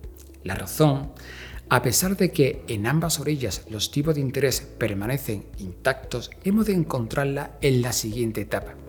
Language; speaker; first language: Spanish; native; Spanish